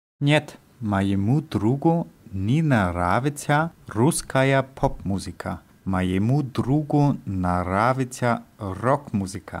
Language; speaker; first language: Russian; non-native, learner; German